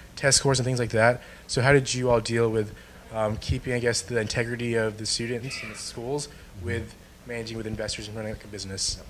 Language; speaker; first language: English; native; English